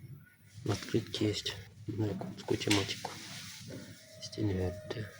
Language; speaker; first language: Russian; non-native, local second language; Yakut